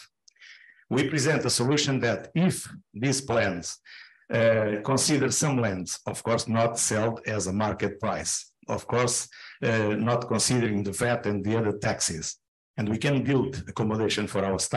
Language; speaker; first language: English; non-native, fluent; Portuguese